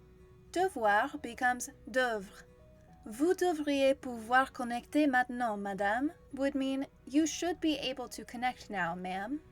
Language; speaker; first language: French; non-native, fluent; English